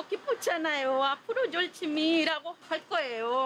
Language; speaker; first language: Korean; non-native, learner; Spanish